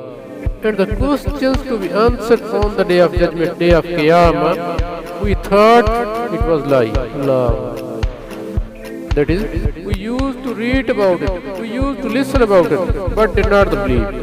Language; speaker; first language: English; non-native, local second language; Urdu